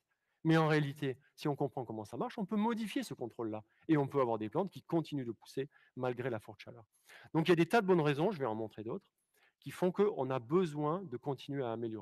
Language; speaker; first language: French; native; French